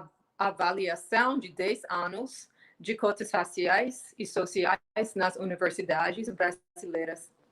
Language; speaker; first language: Portuguese; non-native, fluent; English